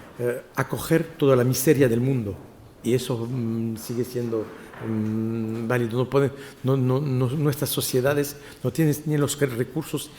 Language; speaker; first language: Spanish; non-native, fluent; French